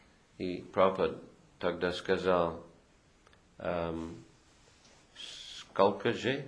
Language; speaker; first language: Russian; non-native, fluent; English